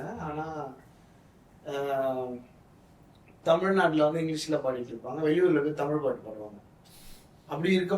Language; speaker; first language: Tamil; native; Tamil